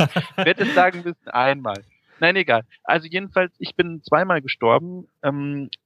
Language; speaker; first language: German; native; German